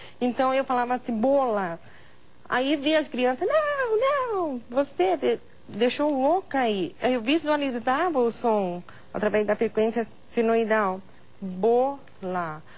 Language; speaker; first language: Portuguese; non-native, local second language; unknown